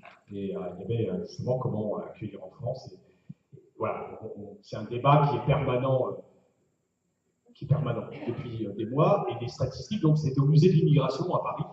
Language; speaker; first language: French; native; French